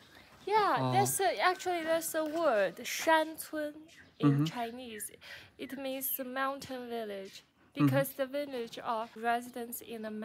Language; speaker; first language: English; non-native, fluent; Chinese